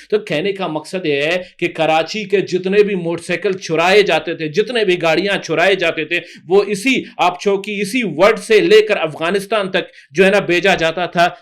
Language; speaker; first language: Urdu; non-native, local second language; Baluchi